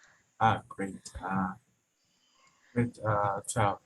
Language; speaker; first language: English; non-native, learner; Vietnamese